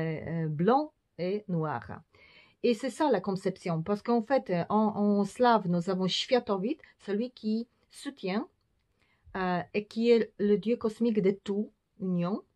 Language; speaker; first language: French; non-native, fluent; Polish